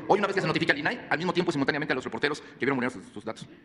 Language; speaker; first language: Spanish; native; Spanish